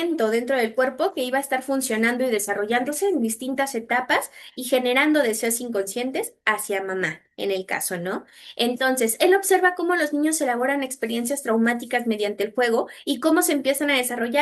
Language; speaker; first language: Spanish; native; Spanish